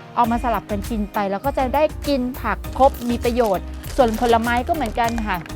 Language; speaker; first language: Thai; native; Thai